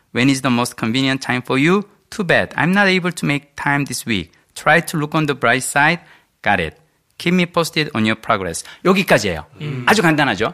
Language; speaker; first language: English; non-native, fluent; Korean